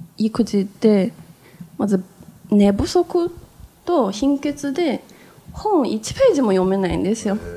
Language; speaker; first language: Japanese; non-native, fluent; Chinese